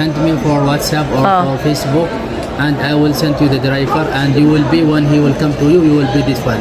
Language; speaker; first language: English; non-native, learner; Arabic